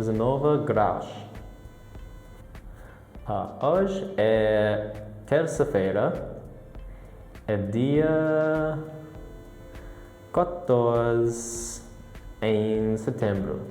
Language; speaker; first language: Portuguese; non-native, learner; English